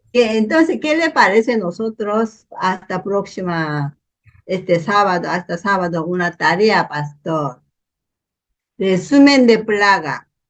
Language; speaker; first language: Spanish; non-native, learner; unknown